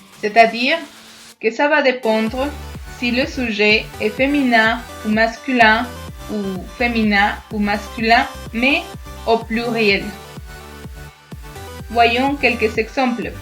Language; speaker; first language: French; non-native, fluent; Spanish